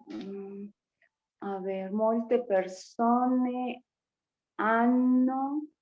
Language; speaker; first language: Italian; non-native, learner; Spanish